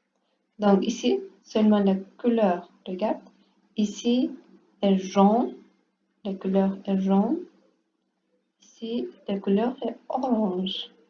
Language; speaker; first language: French; non-native, learner; Portuguese